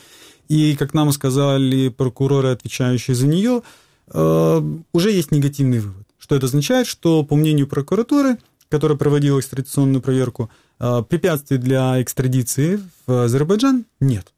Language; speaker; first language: Russian; native; Russian